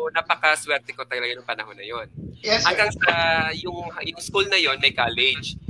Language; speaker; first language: Filipino; non-native, local second language; Hiligaynon